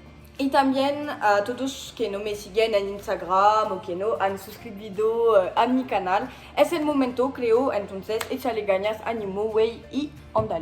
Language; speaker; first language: Spanish; non-native, learner; French